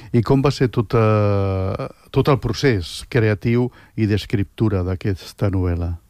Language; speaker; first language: Catalan; native; Catalan